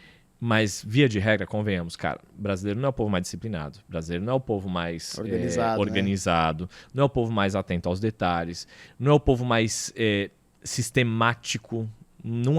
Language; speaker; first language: Portuguese; native; Portuguese